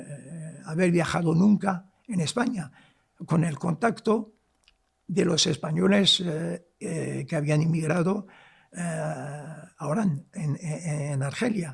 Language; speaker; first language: Spanish; non-native, local second language; Arabic